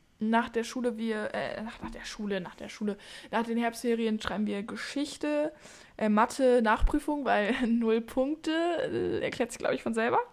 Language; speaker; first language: German; native; German